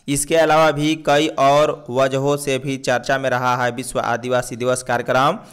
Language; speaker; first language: Hindi; native; Hindi